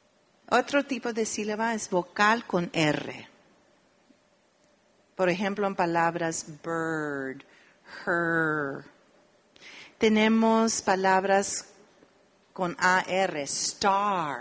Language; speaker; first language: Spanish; early bilingual, heritage; Spanish